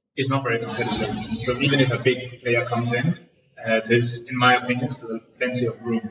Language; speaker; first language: English; non-native, fluent; Danish